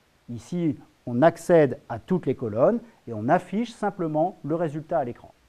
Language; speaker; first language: French; native; French